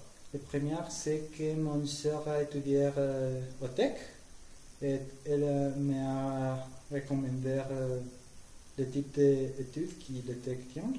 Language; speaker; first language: French; non-native, learner; Spanish